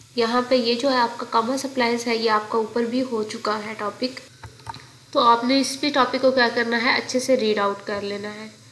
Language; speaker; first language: Urdu; native; Urdu